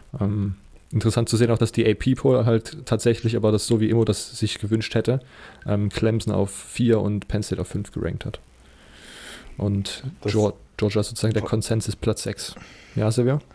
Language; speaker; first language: German; native; German